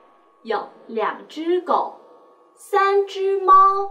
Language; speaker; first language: Chinese; non-native, fluent; Vietnamese